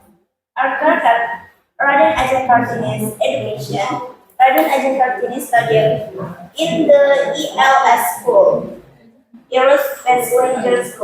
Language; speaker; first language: English; non-native, learner; Indonesian